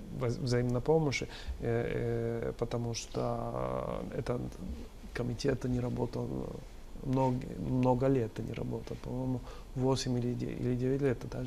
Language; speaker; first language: Russian; non-native, fluent; Italian